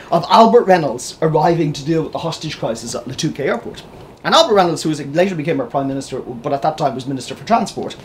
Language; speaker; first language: English; native; English